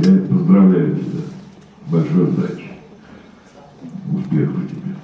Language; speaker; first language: Russian; native; Russian